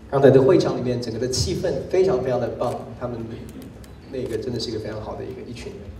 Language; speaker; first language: Chinese; native; Chinese